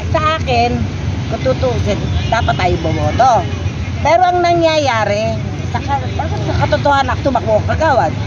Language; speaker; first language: Filipino; native; Filipino